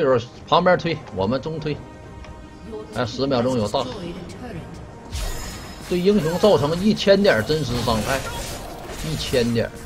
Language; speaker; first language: Chinese; native; Chinese